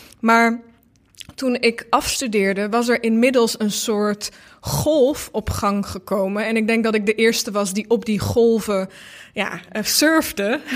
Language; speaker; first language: Dutch; early bilingual, other home language; Bosnian